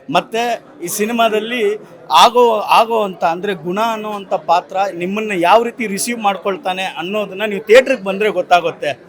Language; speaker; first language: Kannada; native; Kannada